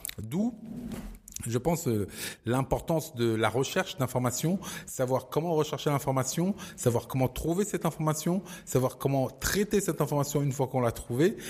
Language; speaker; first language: French; early bilingual, other home language; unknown